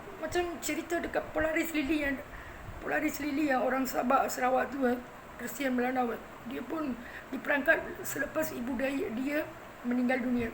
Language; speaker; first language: Malay; non-native, local second language; Tamil